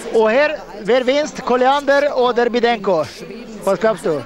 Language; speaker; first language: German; non-native, learner; Swedish